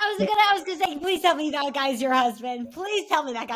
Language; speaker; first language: English; native; English